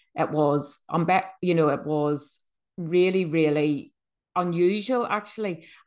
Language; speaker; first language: English; native; English